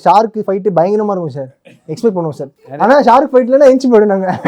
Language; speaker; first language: Tamil; native; Tamil